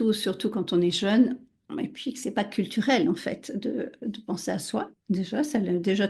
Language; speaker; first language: French; native; French